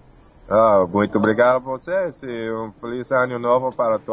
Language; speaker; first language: Portuguese; non-native, fluent; English